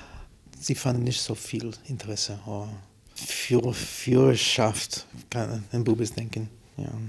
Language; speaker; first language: German; non-native, fluent; English